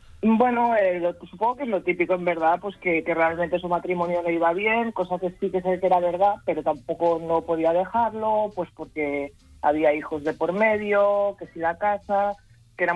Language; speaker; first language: Spanish; native; Spanish